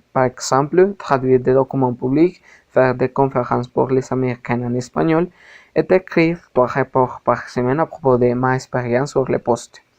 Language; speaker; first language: French; non-native, learner; Spanish